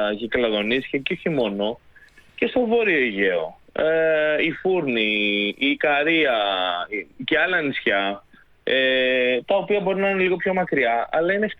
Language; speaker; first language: Greek; native; Greek